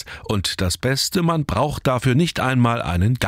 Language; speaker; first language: German; native; German